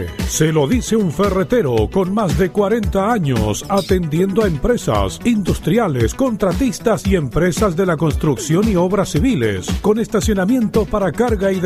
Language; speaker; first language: Spanish; native; Spanish